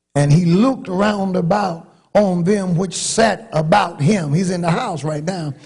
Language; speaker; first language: English; native; English